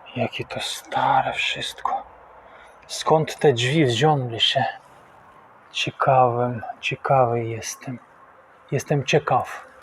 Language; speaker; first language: Polish; non-native, fluent; Russian